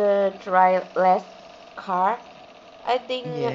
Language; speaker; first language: English; non-native, learner; Vietnamese